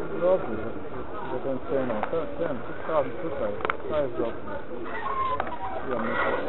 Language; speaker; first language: Polish; non-native, learner; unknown